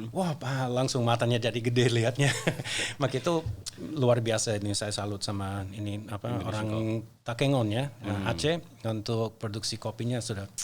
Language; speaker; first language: Indonesian; non-native, fluent; English